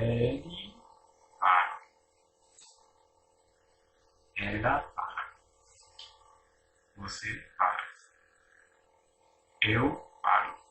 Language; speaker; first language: Portuguese; non-native, learner; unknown